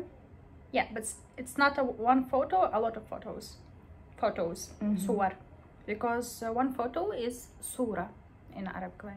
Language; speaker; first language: English; non-native, fluent; Arabic